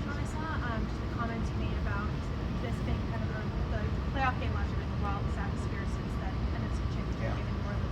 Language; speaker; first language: English; native; English